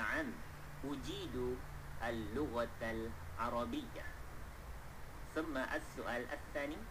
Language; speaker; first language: Arabic; non-native, fluent; Malay